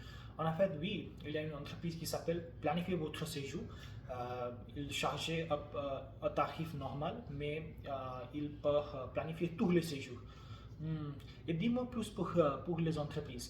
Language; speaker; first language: French; non-native, learner; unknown